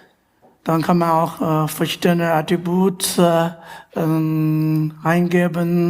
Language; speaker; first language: German; non-native, learner; Chinese